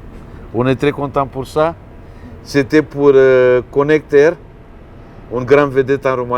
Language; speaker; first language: French; non-native, fluent; Romanian